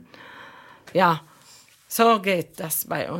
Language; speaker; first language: German; non-native, learner; Arabic